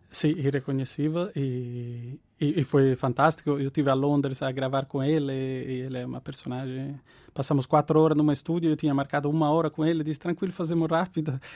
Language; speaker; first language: Portuguese; non-native, fluent; Italian